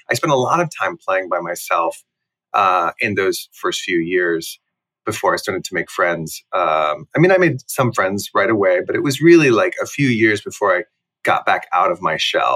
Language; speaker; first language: English; native; English